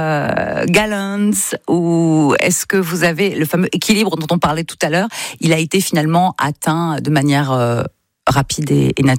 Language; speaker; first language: French; native; French